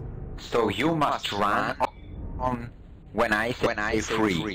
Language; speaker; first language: English; non-native, learner; German